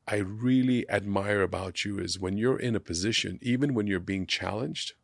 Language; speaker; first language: English; non-native, local second language; Sindhi